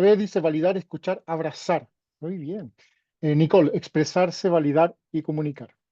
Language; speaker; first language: Spanish; native; Spanish